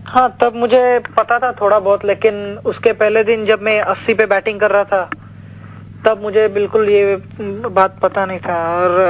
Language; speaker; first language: Hindi; non-native, local second language; Marathi